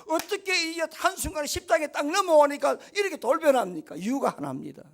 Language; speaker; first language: Korean; native; Korean